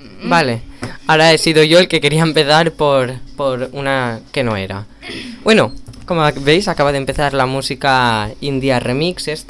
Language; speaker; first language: Spanish; native; Spanish